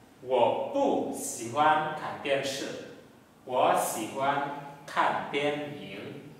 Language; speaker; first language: Chinese; non-native, fluent; Indonesian